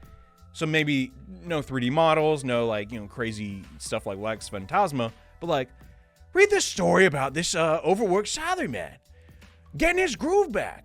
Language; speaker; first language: English; native; English